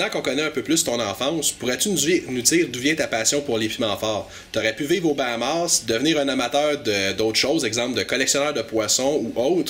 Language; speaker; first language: French; native; French